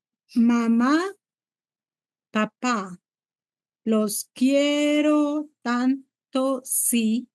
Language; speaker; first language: Spanish; early bilingual, heritage; Spanish